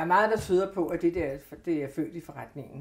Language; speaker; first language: Danish; native; Danish